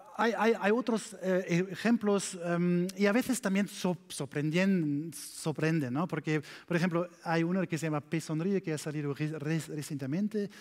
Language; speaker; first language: Spanish; non-native, learner; German